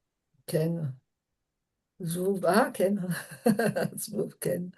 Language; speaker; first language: Hebrew; non-native, learner; French